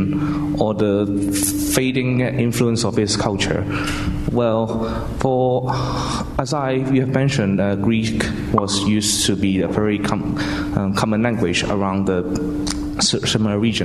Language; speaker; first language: English; non-native, local second language; Cantonese